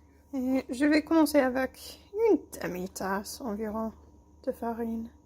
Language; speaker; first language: French; non-native, fluent; English